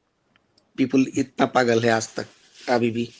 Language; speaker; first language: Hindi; non-native, learner; Bangla